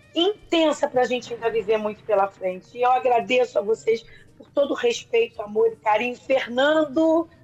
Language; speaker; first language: Portuguese; native; Portuguese